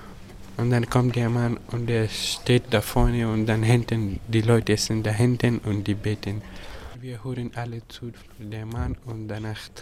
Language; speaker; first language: German; non-native, learner; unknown